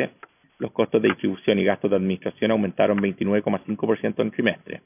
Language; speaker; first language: Spanish; native; Spanish